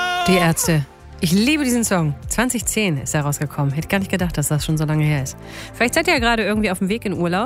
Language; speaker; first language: German; native; German